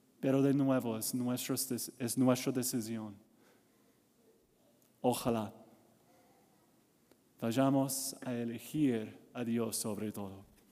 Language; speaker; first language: Spanish; non-native, learner; English